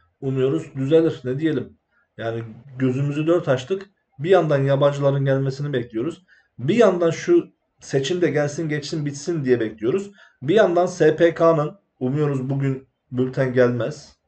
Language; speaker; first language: Turkish; native; Turkish